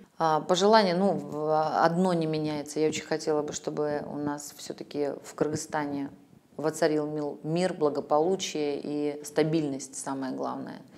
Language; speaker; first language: Russian; native; Russian